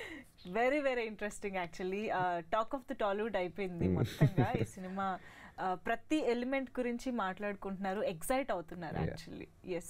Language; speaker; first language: Telugu; native; Telugu